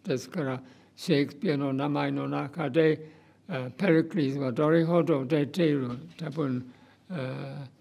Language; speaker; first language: Japanese; non-native, fluent; English